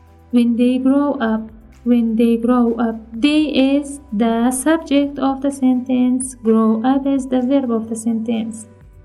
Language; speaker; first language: English; non-native, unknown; Persian